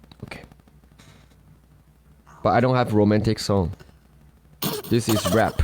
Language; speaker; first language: English; non-native, fluent; Chinese